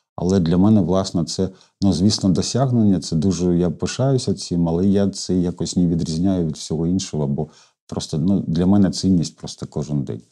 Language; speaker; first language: Ukrainian; non-native, local second language; Russian